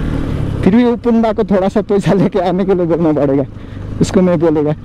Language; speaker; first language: Hindi; non-native, learner; Nepali